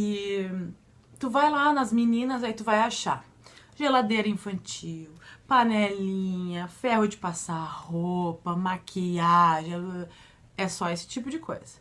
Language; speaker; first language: Portuguese; native; Portuguese